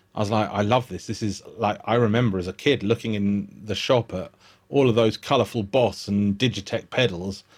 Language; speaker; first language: English; native; English